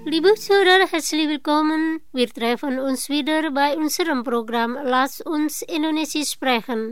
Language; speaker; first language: German; non-native, fluent; Indonesian